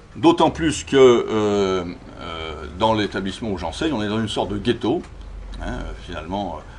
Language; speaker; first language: French; native; French